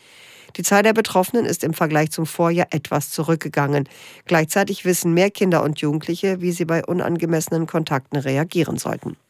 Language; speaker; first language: German; native; German